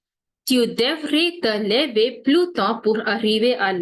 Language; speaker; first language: French; non-native, fluent; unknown